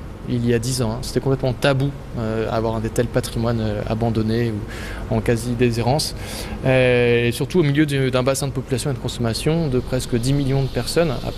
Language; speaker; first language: French; native; French